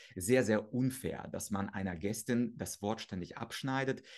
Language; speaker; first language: German; early bilingual, other home language; Russian